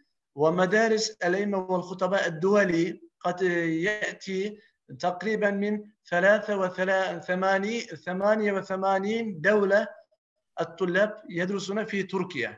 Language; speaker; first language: Arabic; non-native, fluent; Turkish